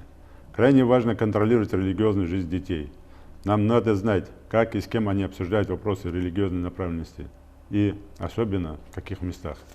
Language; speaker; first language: Russian; non-native, local second language; Ingush